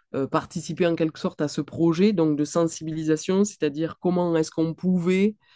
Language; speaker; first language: French; native; French